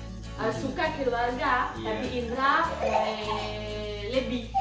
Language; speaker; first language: Indonesian; non-native, learner; French